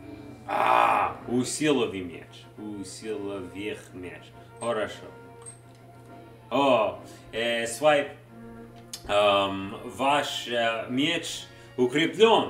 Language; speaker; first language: Russian; non-native, learner; English